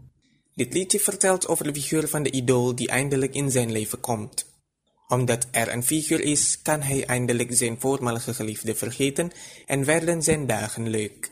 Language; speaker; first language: Dutch; non-native, fluent; Indonesian